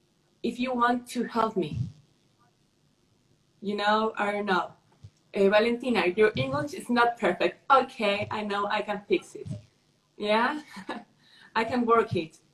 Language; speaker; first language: English; non-native, learner; Spanish